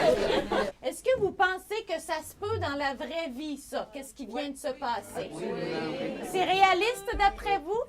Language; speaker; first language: French; native; French